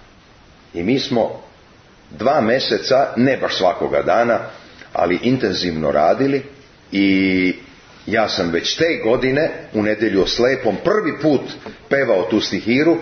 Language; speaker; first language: Serbian; native; Serbian